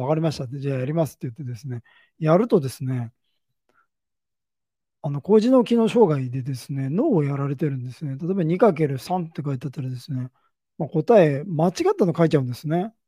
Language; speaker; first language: Japanese; native; Japanese